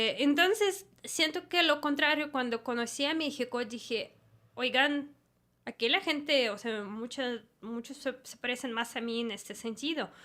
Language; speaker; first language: Spanish; non-native, fluent; Russian